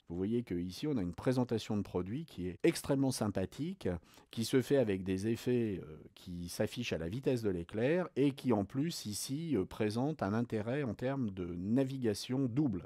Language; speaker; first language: French; native; French